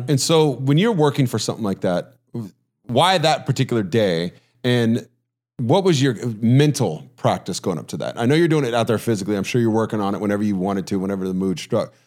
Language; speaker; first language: English; native; English